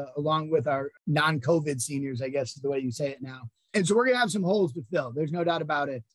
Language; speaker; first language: English; native; English